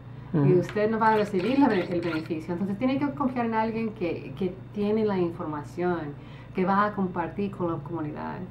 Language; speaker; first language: Spanish; early bilingual, other home language; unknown